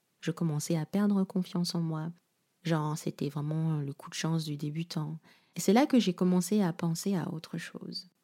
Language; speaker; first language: French; non-native, local second language; Lingala